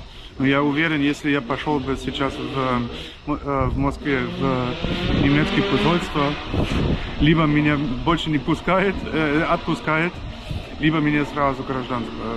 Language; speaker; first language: Russian; non-native, fluent; German